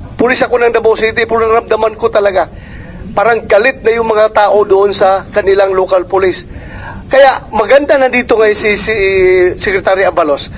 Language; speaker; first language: Filipino; non-native, local second language; Cebuano